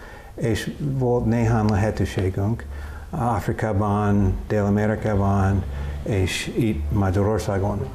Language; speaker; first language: Hungarian; non-native, learner; English